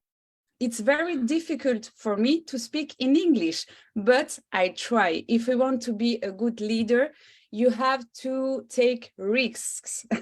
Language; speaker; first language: English; non-native, learner; French